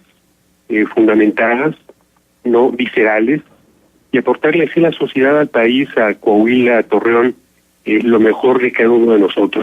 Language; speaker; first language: Spanish; native; Spanish